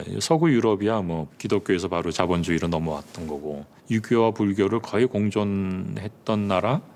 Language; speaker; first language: Korean; native; Korean